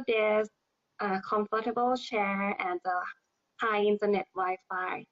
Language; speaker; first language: English; non-native, learner; Thai